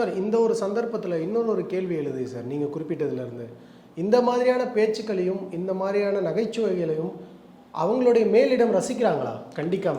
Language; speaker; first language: Tamil; native; Tamil